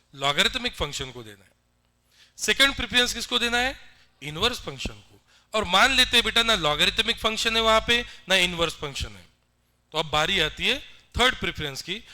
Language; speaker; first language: Hindi; non-native, local second language; Marathi